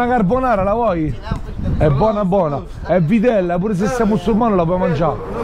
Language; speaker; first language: Italian; native; Italian